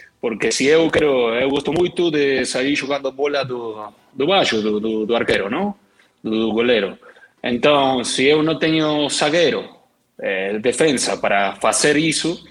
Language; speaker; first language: Portuguese; non-native, learner; Spanish